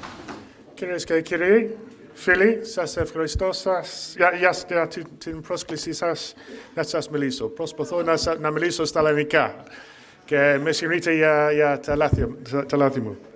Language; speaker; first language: Greek; non-native, fluent; English